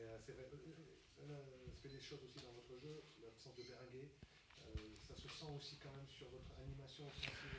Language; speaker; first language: French; native; French